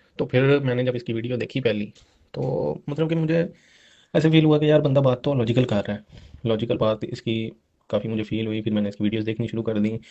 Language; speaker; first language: Urdu; non-native, local second language; Punjabi